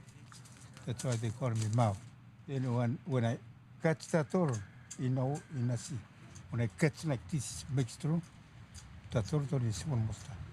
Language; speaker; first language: English; non-native, learner; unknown